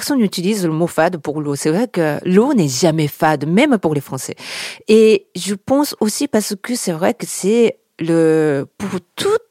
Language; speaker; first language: French; non-native, fluent; Japanese